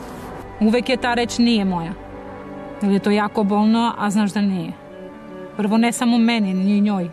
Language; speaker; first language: Serbian; native; Serbian